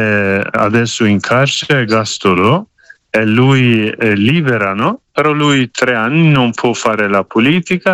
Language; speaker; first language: Italian; non-native, learner; Kurdish